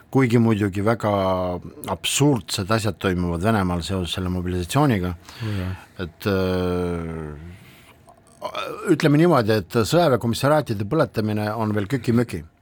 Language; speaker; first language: Estonian; non-native, local second language; Russian